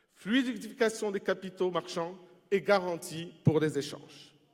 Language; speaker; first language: French; non-native, local second language; Arabic